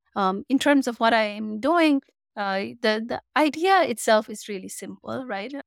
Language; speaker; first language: English; non-native, local second language; Nepali